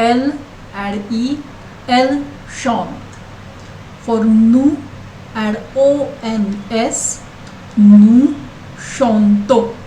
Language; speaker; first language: French; non-native, learner; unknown